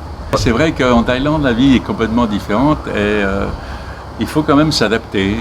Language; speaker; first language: French; native; French